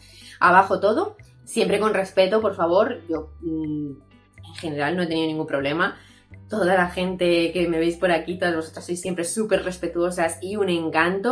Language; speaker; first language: Spanish; native; Spanish